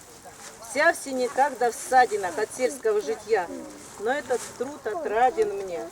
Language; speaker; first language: Russian; native; Russian